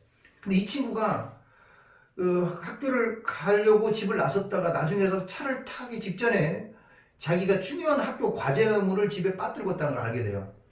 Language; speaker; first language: Korean; native; Korean